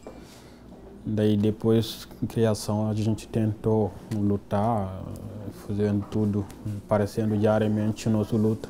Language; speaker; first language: Portuguese; non-native, fluent; Wolof